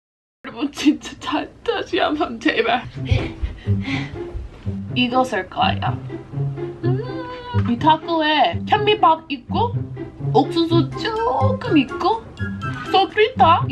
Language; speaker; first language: Korean; non-native, learner; English